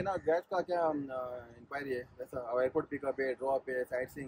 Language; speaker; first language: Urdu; non-native, local second language; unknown